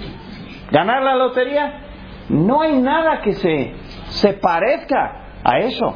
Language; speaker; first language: Spanish; non-native, fluent; English